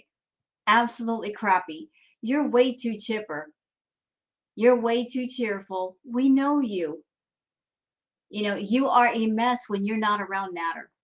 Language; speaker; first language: English; native; English